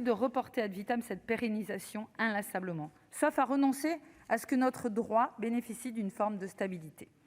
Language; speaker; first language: French; native; French